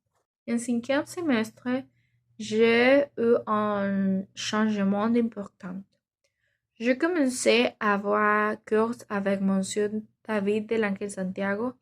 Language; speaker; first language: French; non-native, learner; Spanish